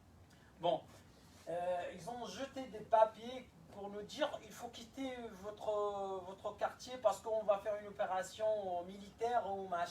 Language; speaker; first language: French; non-native, fluent; Arabic